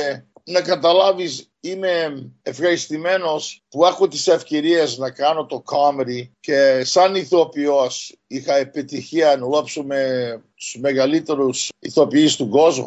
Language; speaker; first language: Greek; early bilingual, heritage; Greek